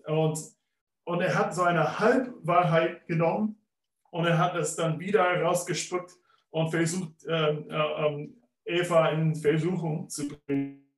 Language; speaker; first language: German; non-native, fluent; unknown